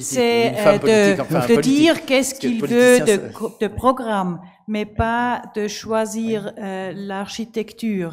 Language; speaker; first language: French; non-native, learner; German